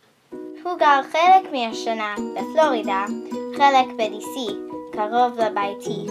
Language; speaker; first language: Hebrew; non-native, learner; English